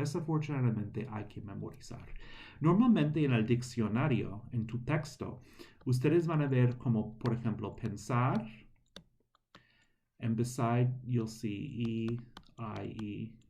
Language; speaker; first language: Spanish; non-native, fluent; English